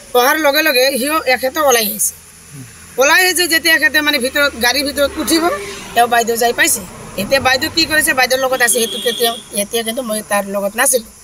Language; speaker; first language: Assamese; native; Assamese